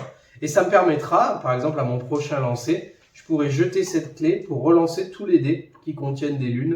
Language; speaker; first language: French; native; French